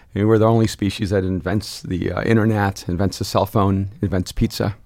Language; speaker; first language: English; early bilingual, other home language; Spanish